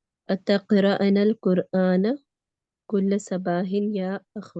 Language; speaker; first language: Arabic; non-native, learner; Malayalam